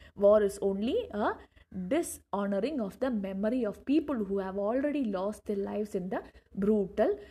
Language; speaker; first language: English; non-native, local second language; Malayalam